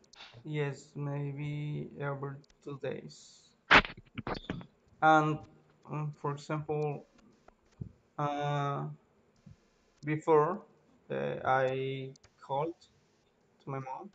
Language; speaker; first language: English; non-native, learner; Spanish